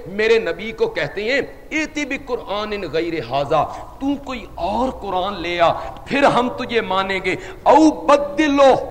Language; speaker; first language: Urdu; non-native, local second language; Punjabi